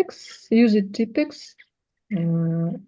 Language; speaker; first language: English; non-native, learner; Russian